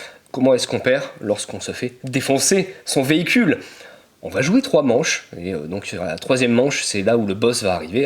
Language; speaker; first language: French; native; French